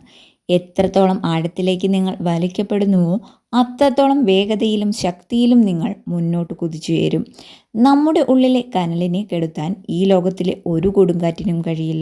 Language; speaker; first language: Malayalam; native; Malayalam